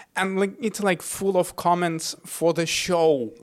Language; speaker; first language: English; non-native, fluent; Russian